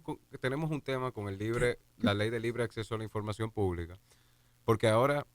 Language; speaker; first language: Spanish; native; Spanish